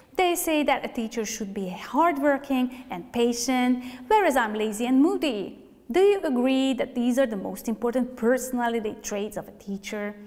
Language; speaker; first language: English; non-native, fluent; Hungarian